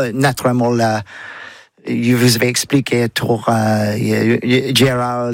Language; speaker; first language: French; non-native, learner; English